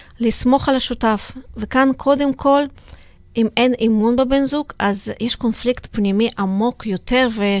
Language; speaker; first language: Hebrew; non-native, fluent; Russian